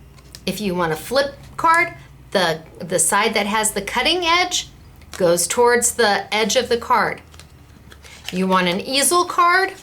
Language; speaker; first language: English; native; English